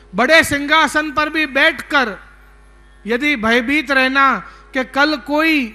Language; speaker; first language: Hindi; non-native, local second language; Gujarati